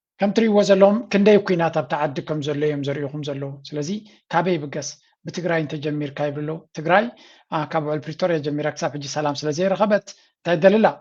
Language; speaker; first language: Tigrinya; native; Tigrinya